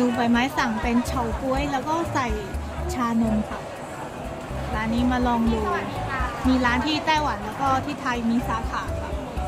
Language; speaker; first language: Thai; non-native, fluent; Chinese